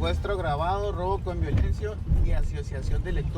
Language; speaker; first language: Spanish; native; Spanish